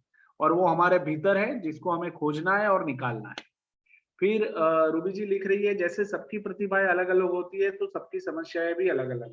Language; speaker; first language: Hindi; native; Hindi